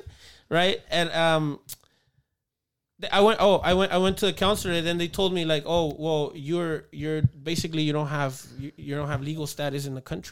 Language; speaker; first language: English; early bilingual, other home language; Spanish